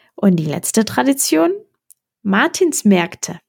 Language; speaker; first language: German; non-native, fluent; Czech